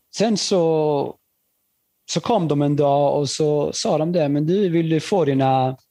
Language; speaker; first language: Swedish; early bilingual, other home language; Spanish